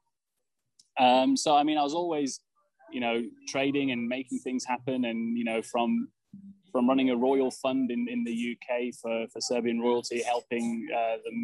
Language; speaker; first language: English; native; English